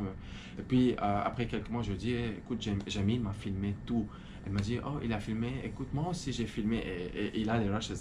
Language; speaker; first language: French; non-native, fluent; Arabic